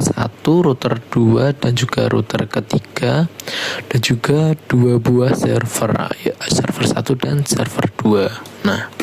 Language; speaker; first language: Indonesian; native; Indonesian